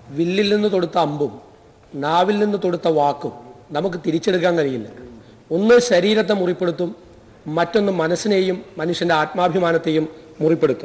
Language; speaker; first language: Malayalam; native; Malayalam